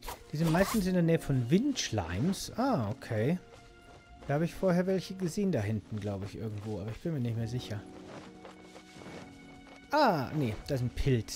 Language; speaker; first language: German; native; German